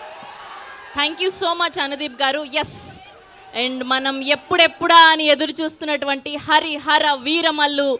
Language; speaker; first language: Telugu; native; Telugu